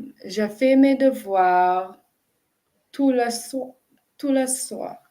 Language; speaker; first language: French; non-native, learner; English